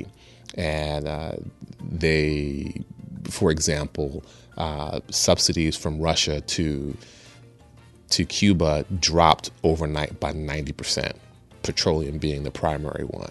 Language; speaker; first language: English; early bilingual, other home language; Spanish